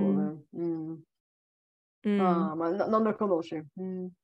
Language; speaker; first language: Italian; non-native, learner; Bulgarian